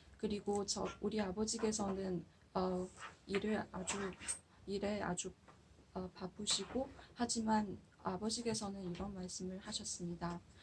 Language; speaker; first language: Korean; non-native, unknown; Chinese